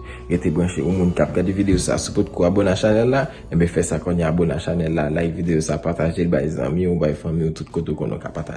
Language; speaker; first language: French; non-native, learner; Haitian Creole